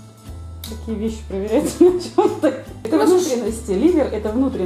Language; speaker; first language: Russian; native; Russian